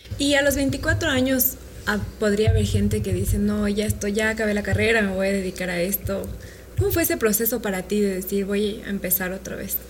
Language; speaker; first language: Spanish; native; Spanish